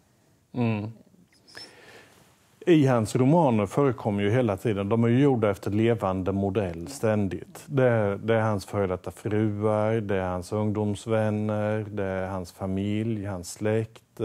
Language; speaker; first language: Swedish; native; Swedish